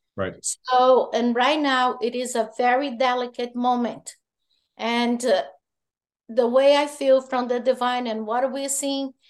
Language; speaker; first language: English; non-native, fluent; Portuguese